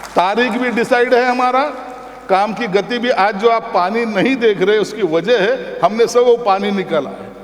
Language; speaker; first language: Hindi; non-native, local second language; Marathi